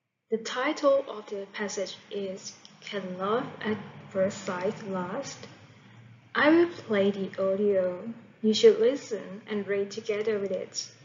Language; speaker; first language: English; non-native, fluent; Thai